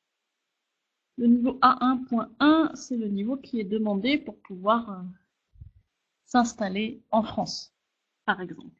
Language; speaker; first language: French; native; French